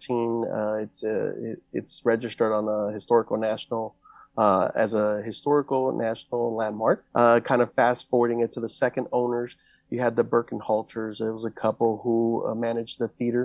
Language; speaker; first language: English; native; English